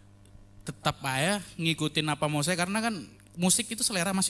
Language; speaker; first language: Indonesian; native; Indonesian